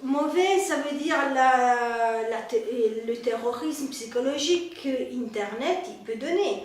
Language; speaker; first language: French; non-native, fluent; Spanish